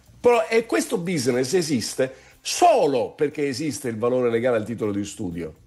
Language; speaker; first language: Italian; native; Italian